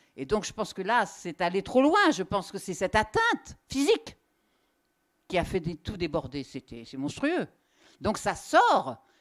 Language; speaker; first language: French; native; French